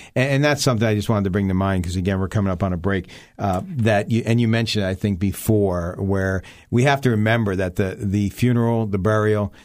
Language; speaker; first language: English; early bilingual, other home language; Armenian